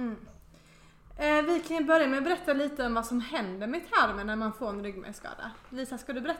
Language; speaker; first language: Swedish; native; Swedish